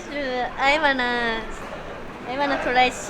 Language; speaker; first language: English; non-native, learner; Japanese